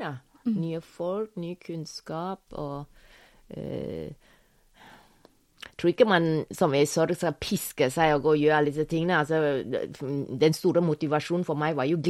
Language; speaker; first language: Norwegian; non-native, fluent; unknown